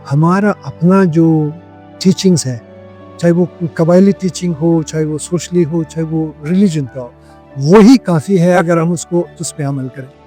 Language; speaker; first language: Urdu; non-native, local second language; Hazaragi